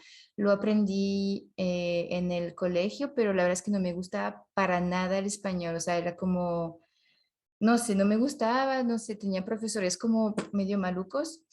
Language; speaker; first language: Spanish; non-native, fluent; French